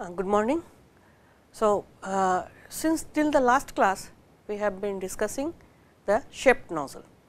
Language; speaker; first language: English; non-native, local second language; Bangla